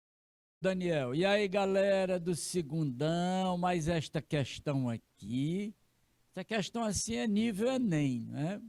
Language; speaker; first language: Portuguese; native; Portuguese